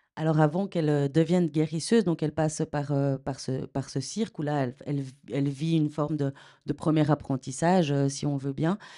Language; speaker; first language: French; native; French